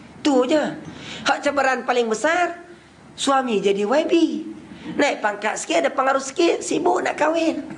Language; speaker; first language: Malay; non-native, local second language; Central Dusun